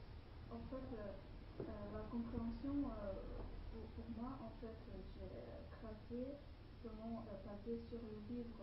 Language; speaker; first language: French; non-native, learner; Chinese